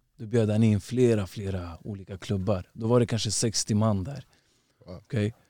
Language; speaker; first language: Swedish; early bilingual, other home language; Uzbek